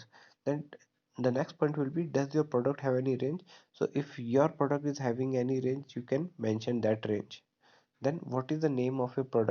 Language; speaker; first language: English; non-native, local second language; Hindi